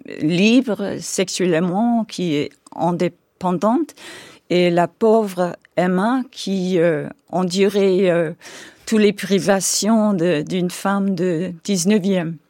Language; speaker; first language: French; non-native, fluent; English